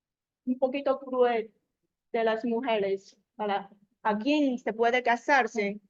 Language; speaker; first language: Spanish; non-native, learner; Chinese